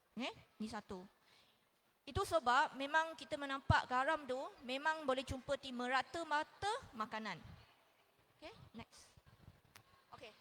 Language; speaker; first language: Malay; non-native, local second language; Chinese